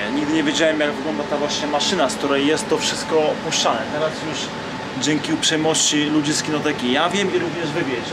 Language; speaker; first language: Polish; native; Polish